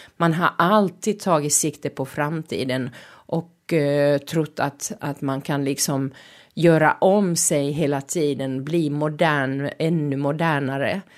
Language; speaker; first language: Swedish; non-native, local second language; Finnish